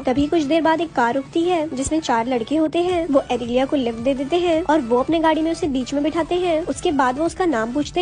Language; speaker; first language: Hindi; native; Hindi